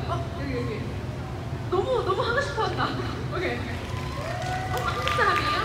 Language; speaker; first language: Korean; native; Korean